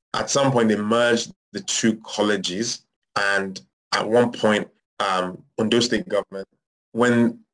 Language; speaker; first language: English; non-native, local second language; Yoruba